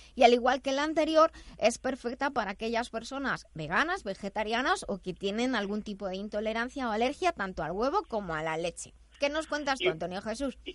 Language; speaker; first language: Spanish; native; Spanish